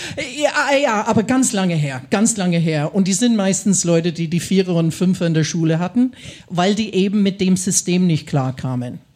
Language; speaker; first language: German; non-native, fluent; English